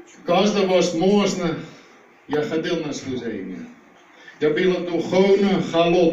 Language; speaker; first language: Russian; non-native, learner; Dutch